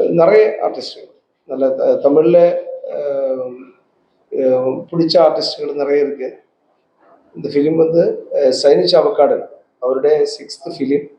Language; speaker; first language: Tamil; non-native, learner; Malayalam